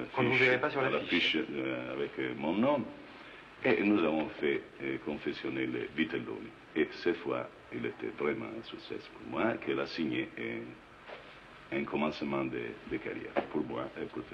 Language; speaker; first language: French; non-native, learner; Italian